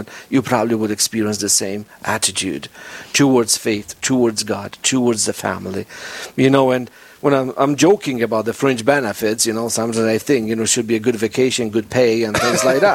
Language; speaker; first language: English; non-native, fluent; Polish